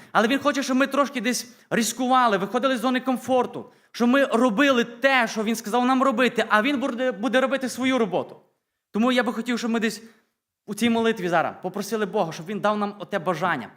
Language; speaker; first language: Ukrainian; native; Ukrainian